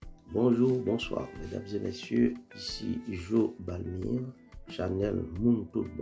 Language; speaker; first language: French; non-native, local second language; Haitian Creole